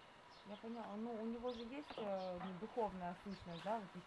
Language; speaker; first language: Russian; native; Russian